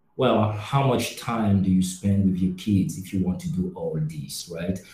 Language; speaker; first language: English; non-native, local second language; French